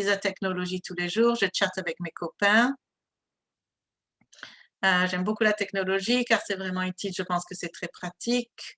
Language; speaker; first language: French; non-native, fluent; English